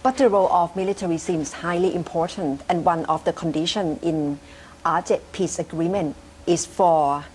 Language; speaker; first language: English; non-native, fluent; Thai